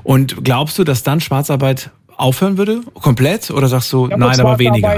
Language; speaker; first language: German; native; German